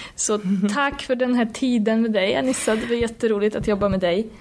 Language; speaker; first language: Swedish; non-native, fluent; Polish